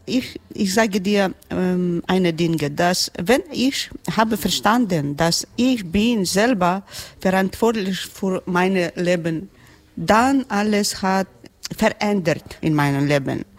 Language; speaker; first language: German; non-native, learner; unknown